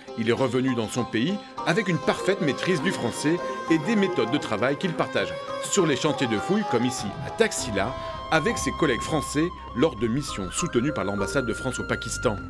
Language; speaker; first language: French; native; French